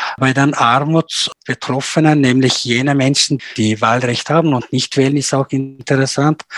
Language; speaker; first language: German; non-native, fluent; Turkish